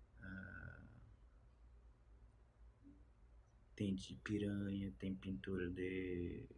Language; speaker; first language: Portuguese; non-native, local second language; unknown